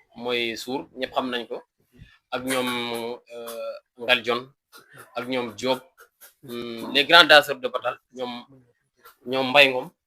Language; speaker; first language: Wolof; native; Wolof